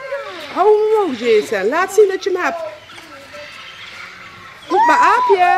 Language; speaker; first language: Dutch; native; Dutch